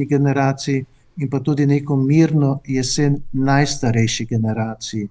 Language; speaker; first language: Slovenian; native; Slovenian